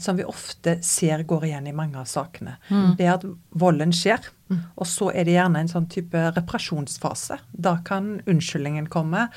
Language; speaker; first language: Norwegian; native; Norwegian